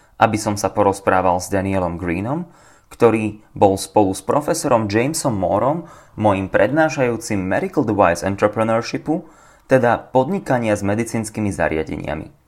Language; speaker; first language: English; non-native, fluent; Slovak